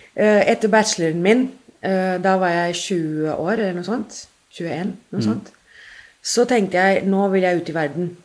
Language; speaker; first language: Norwegian; non-native, fluent; English